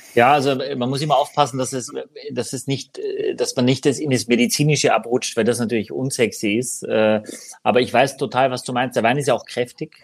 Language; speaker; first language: German; native; German